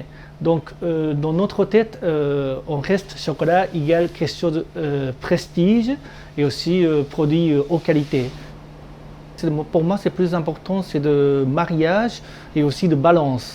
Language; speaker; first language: French; non-native, learner; Japanese